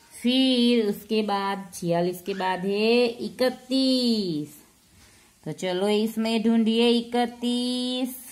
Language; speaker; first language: Hindi; non-native, local second language; Gujarati